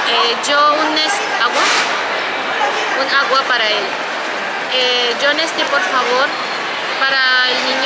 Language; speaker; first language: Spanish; non-native, learner; Filipino